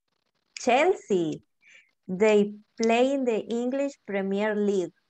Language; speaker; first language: English; non-native, learner; Spanish